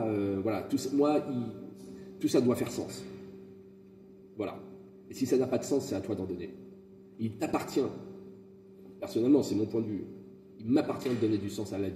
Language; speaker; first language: French; native; French